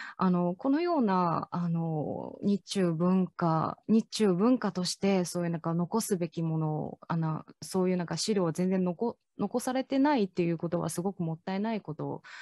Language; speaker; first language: Japanese; non-native, fluent; Chinese